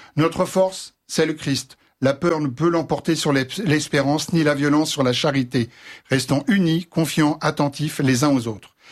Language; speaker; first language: French; native; French